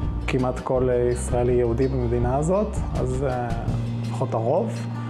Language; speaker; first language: Hebrew; non-native, local second language; Arabic